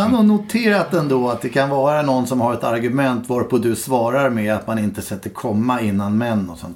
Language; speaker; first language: Swedish; native; Swedish